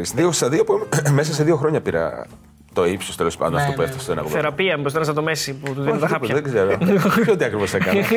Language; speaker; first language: Greek; native; Greek